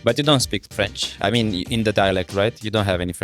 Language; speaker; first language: English; non-native, fluent; Romanian